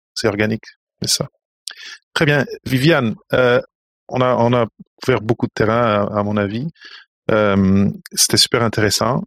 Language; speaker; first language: French; native; French